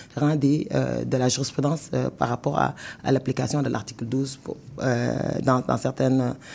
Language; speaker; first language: French; non-native, local second language; Wolof